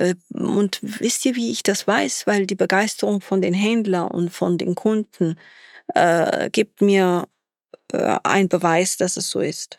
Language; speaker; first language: German; non-native, fluent; Italian